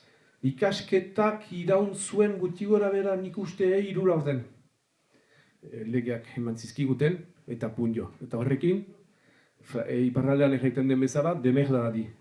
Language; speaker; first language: Basque; native; Basque